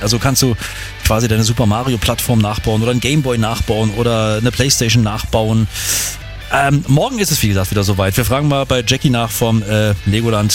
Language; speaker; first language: German; native; German